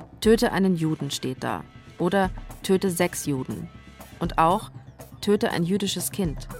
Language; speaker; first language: German; native; German